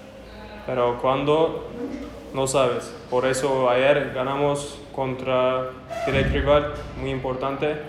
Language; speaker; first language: Spanish; non-native, learner; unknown